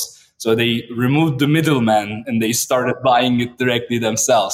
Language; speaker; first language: English; non-native, fluent; Turkish